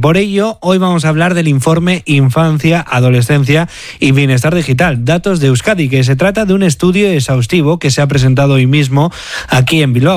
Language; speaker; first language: Spanish; native; Spanish